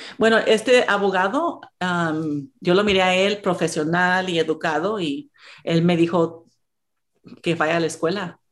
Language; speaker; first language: Spanish; early bilingual, heritage; Spanish